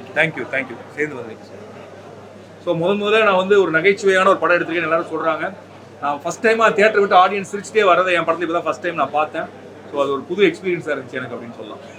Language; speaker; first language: Tamil; native; Tamil